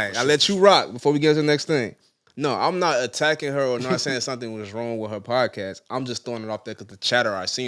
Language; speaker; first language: English; native; English